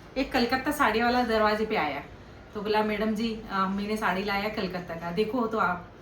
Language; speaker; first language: Hindi; non-native, local second language; Kannada